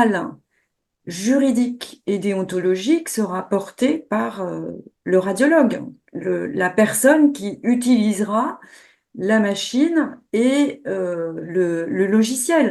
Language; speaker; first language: French; native; French